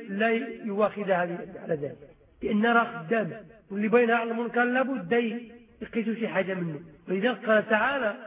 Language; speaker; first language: Arabic; native; Arabic